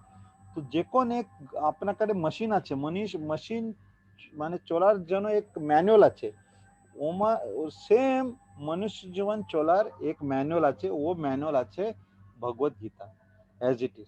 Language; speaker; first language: Bangla; non-native, learner; Hindi